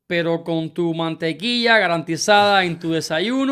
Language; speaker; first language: Spanish; native; Spanish